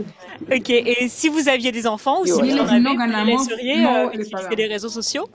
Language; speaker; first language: French; native; French